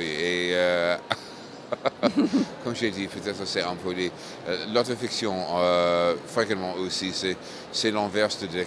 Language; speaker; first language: French; non-native, fluent; English